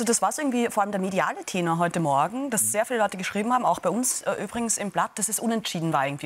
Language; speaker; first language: German; native; German